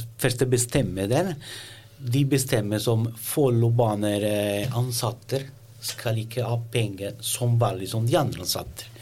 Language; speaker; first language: Norwegian; non-native, learner; Italian